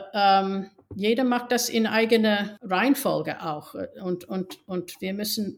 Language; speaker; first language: German; non-native, fluent; English